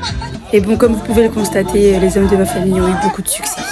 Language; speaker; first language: French; native; French